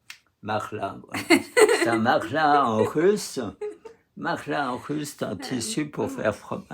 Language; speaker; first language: French; non-native, fluent; Russian